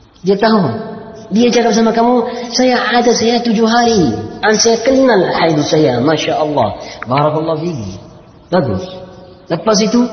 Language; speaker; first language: Indonesian; non-native, learner; Arabic